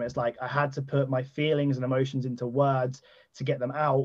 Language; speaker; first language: English; native; English